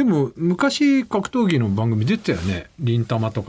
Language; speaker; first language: Japanese; native; Japanese